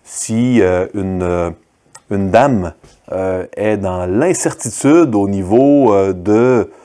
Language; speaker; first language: French; native; French